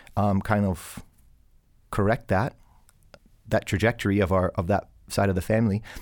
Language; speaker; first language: English; native; English